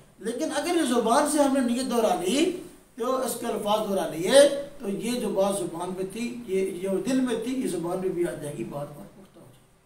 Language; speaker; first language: Urdu; non-native, local second language; Punjabi